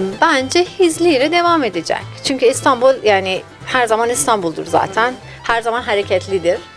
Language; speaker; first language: Turkish; non-native, fluent; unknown